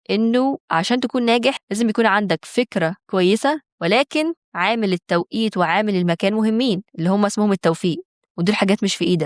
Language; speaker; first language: Arabic; native; Arabic